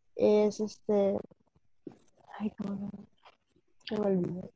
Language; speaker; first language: Spanish; non-native, learner; English